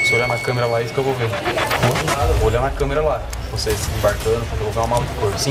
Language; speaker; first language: Portuguese; native; Portuguese